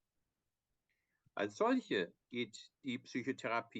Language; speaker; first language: German; native; German